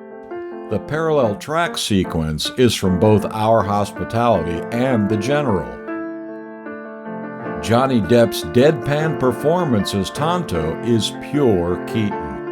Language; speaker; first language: English; native; English